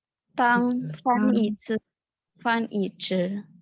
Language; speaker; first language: Chinese; non-native, learner; Indonesian